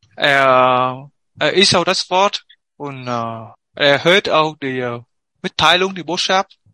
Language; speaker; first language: German; non-native, learner; Vietnamese